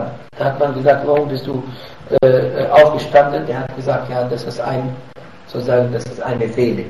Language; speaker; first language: German; non-native, fluent; Arabic